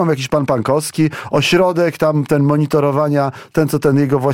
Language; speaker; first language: Polish; native; Polish